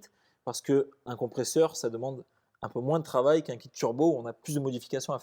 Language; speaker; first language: French; native; French